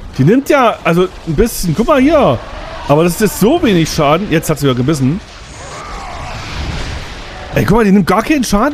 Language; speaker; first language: German; native; German